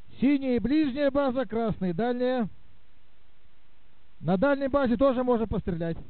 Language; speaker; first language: Russian; native; Russian